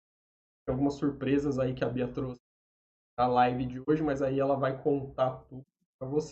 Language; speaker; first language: Portuguese; native; Portuguese